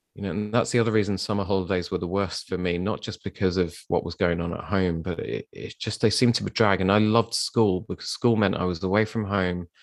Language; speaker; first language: English; native; English